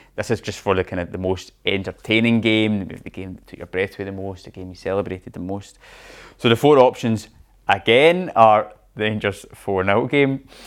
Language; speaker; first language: English; native; English